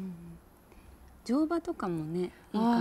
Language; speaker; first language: Japanese; native; Japanese